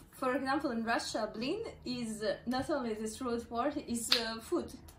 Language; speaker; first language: English; non-native, learner; Russian